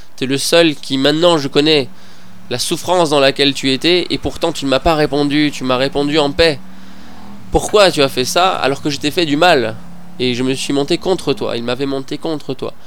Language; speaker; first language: French; non-native, fluent; Persian